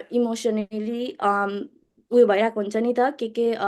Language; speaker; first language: Nepali; early bilingual, other home language; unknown